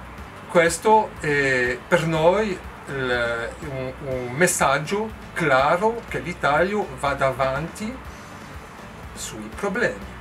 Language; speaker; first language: Italian; non-native, learner; French